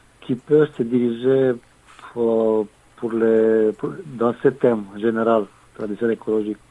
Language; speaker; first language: French; non-native, fluent; Romanian